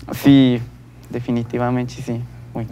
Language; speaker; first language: Portuguese; non-native, learner; Spanish